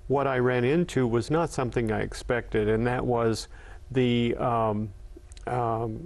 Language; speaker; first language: English; native; English